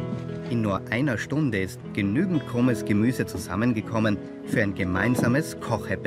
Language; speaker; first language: German; native; German